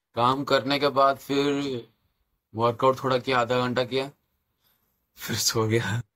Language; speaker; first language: Hindi; non-native, local second language; Odia